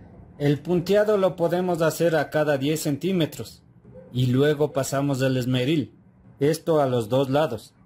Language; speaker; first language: Spanish; native; Spanish